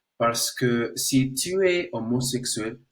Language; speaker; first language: French; non-native, learner; Spanish